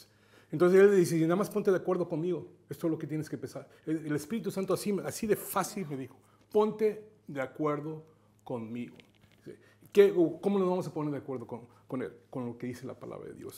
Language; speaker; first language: Spanish; native; Spanish